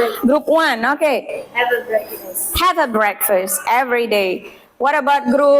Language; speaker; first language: English; non-native, fluent; Indonesian